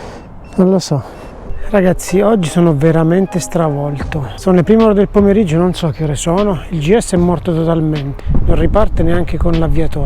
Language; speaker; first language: Italian; native; Italian